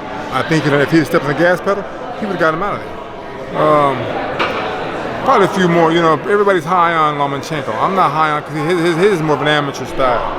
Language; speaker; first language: English; native; English